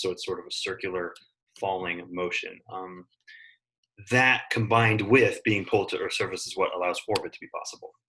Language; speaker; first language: English; native; English